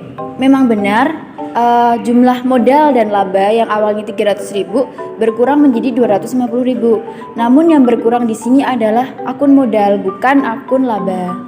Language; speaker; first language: Indonesian; native; Indonesian